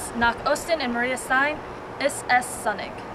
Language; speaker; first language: German; non-native, learner; English